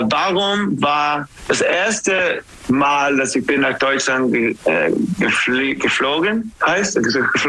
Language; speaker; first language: German; non-native, learner; English